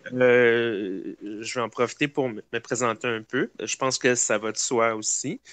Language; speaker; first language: French; native; French